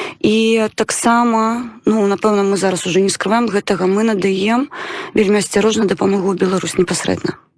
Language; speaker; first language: Belarusian; non-native, local second language; Russian